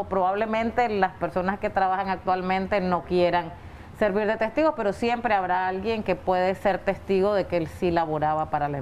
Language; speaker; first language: Spanish; native; Spanish